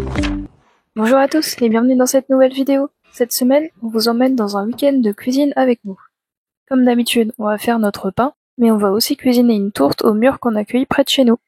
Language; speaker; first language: French; native; French